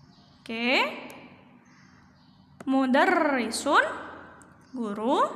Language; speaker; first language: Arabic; non-native, fluent; Indonesian